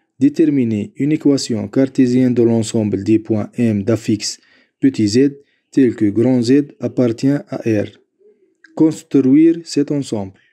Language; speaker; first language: French; non-native, local second language; Arabic